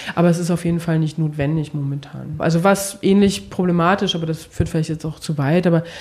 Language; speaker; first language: German; native; German